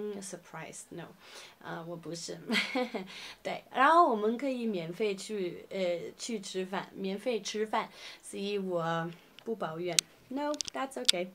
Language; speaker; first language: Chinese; non-native, learner; Norwegian